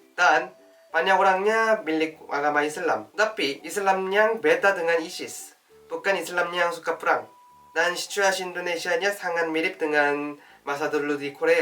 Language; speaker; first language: Indonesian; non-native, learner; Korean